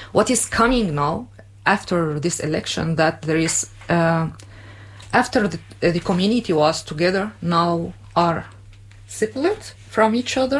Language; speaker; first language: English; non-native, fluent; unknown